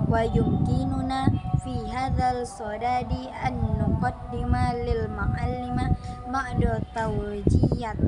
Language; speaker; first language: Arabic; non-native, learner; Indonesian